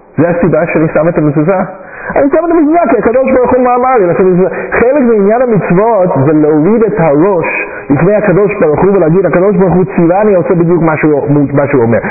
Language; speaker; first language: Hebrew; non-native, fluent; English